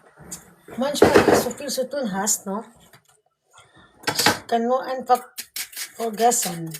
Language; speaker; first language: German; non-native, learner; Cebuano